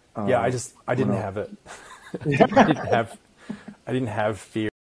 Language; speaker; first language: English; native; English